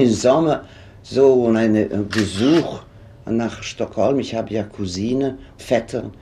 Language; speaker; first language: German; non-native, fluent; Swedish